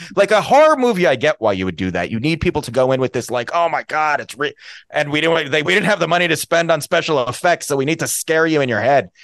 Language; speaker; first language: English; native; English